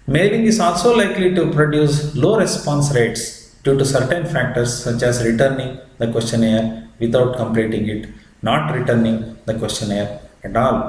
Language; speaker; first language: English; non-native, local second language; Kannada